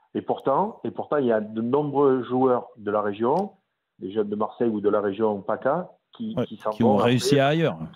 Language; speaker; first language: French; native; French